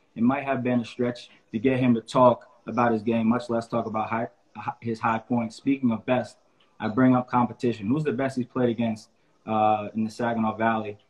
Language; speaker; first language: English; native; English